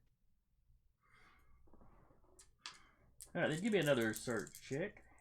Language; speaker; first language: English; native; English